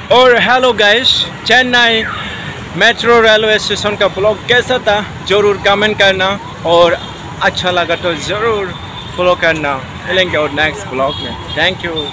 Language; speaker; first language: Hindi; non-native, local second language; Bangla